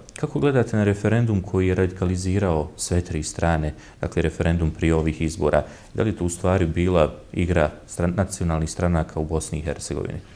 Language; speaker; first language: Bosnian; native; Bosnian